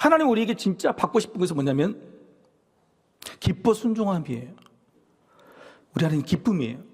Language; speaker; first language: Korean; native; Korean